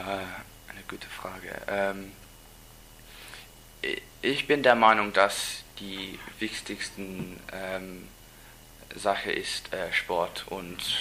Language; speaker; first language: German; non-native, learner; English